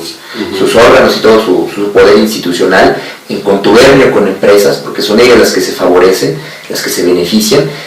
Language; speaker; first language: Spanish; native; Spanish